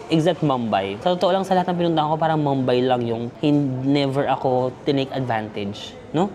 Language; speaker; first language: Filipino; non-native, local second language; Cebuano